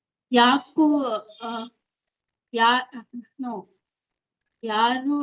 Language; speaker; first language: Kannada; non-native, learner; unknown